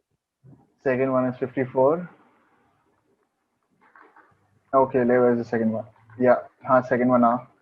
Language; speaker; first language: English; non-native, local second language; Hindi